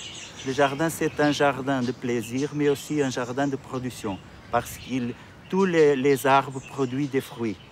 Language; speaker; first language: French; non-native, fluent; Portuguese